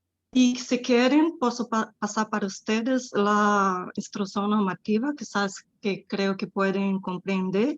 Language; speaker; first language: Spanish; non-native, fluent; Portuguese